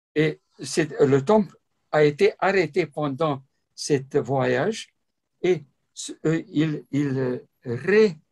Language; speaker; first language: French; non-native, fluent; Romanian